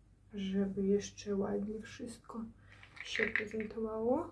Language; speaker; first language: Polish; non-native, learner; Ukrainian